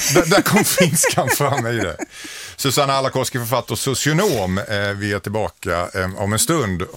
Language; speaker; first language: Swedish; native; Swedish